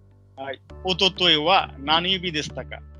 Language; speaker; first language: Japanese; non-native, fluent; Bangla